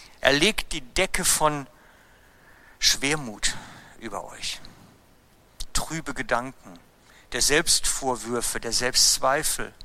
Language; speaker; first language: German; native; German